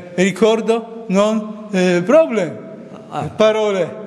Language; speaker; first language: Italian; non-native, learner; Polish